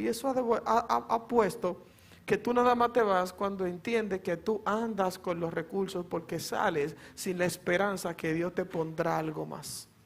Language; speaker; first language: Spanish; native; Spanish